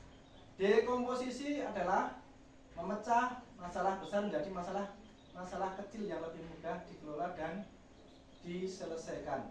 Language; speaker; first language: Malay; non-native, local second language; Javanese